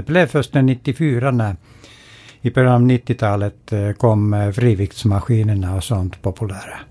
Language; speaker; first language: Swedish; non-native, fluent; Finnish